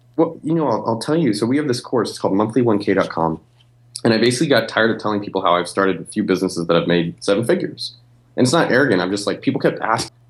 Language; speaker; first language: English; native; English